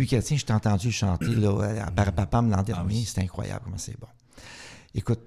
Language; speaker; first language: French; native; French